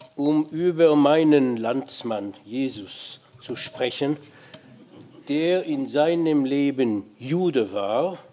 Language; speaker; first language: German; non-native, learner; Hebrew